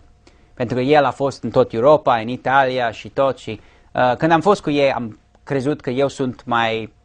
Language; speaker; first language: Romanian; early bilingual, heritage; English